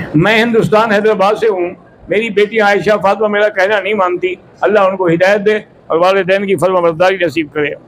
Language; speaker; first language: Urdu; native; Urdu